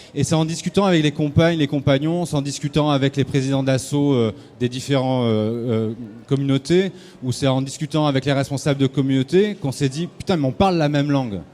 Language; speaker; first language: French; native; French